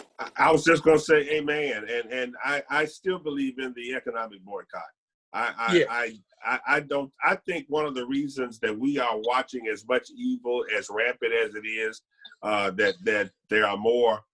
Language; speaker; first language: English; native; English